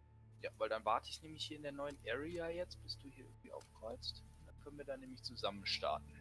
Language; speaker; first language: German; native; German